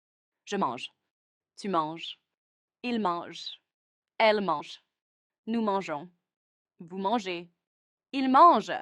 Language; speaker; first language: French; non-native, learner; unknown